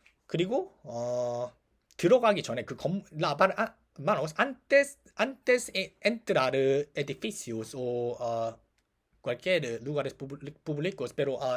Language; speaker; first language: Spanish; non-native, learner; Korean